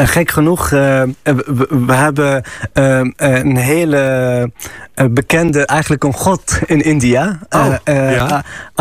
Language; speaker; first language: Dutch; non-native, fluent; Arabic